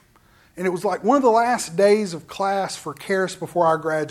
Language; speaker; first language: English; native; English